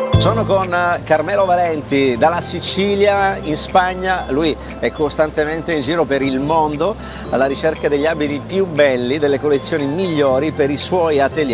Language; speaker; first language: Italian; native; Italian